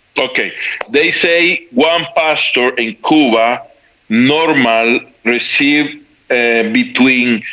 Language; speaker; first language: English; non-native, learner; Spanish